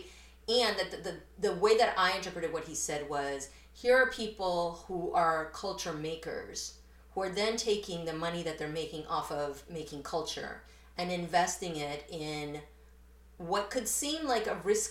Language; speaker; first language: English; early bilingual, other home language; Spanish